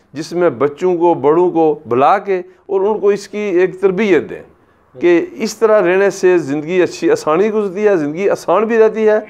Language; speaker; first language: Urdu; non-native, local second language; Punjabi